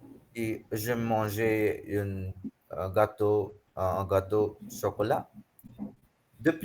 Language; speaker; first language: French; non-native, fluent; Hindi